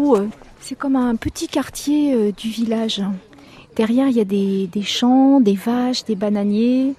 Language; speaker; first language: French; native; French